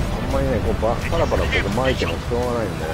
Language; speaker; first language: Japanese; native; Japanese